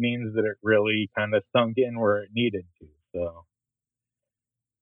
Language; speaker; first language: English; native; English